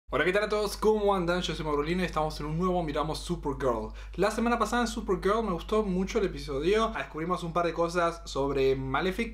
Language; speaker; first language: Spanish; native; Spanish